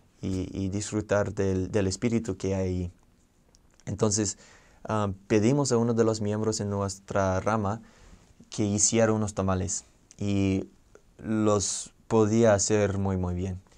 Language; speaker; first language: Spanish; non-native, fluent; English